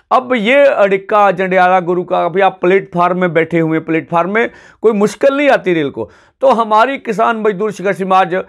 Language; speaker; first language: Hindi; non-native, local second language; Punjabi